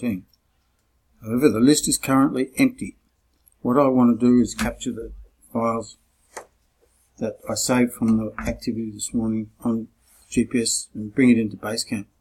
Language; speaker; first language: English; native; English